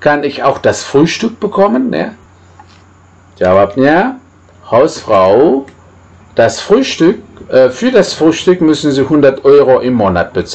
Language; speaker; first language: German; non-native, fluent; Indonesian